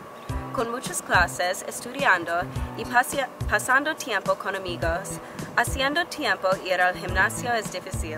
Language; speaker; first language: Spanish; non-native, learner; English